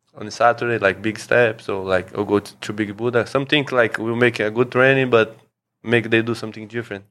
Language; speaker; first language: English; non-native, learner; Portuguese